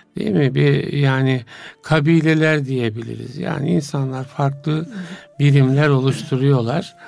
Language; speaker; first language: Turkish; native; Turkish